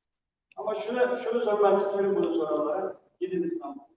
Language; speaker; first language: Turkish; non-native, fluent; Uyghur